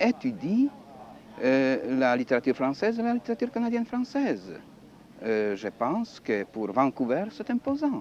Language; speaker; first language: French; non-native, fluent; Polish